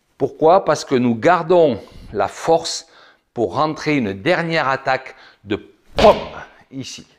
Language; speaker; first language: French; native; French